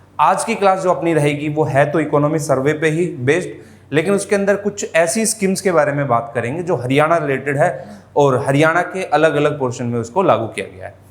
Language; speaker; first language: Hindi; native; Hindi